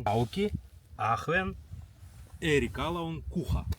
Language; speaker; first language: Finnish; non-native, learner; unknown